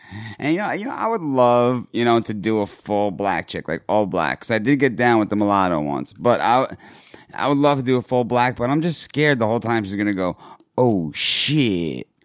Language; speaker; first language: English; native; English